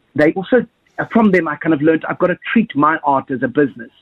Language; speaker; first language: English; native; English